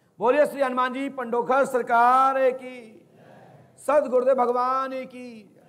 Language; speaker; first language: Hindi; native; Hindi